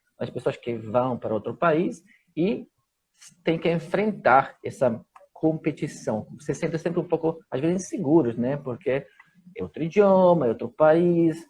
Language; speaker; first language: Portuguese; non-native, fluent; Italian